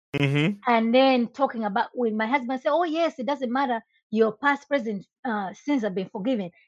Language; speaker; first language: English; non-native, local second language; Nyanja